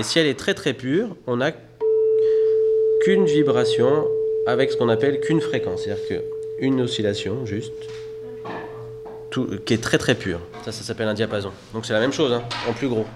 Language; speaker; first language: French; native; French